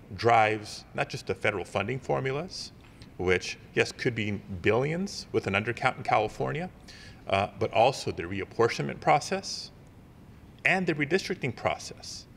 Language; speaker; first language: English; early bilingual, other home language; Spanish